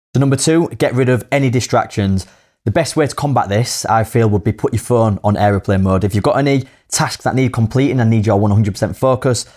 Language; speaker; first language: English; native; English